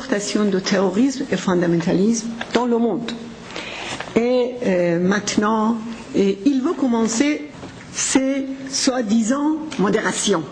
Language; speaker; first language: French; non-native, fluent; Persian